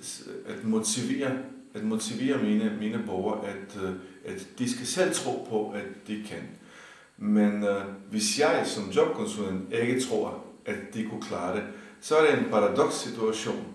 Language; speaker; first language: Danish; non-native, fluent; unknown